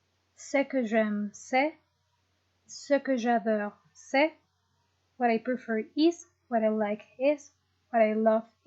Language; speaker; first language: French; non-native, fluent; Spanish